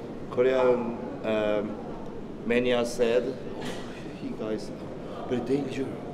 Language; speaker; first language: English; non-native, learner; Korean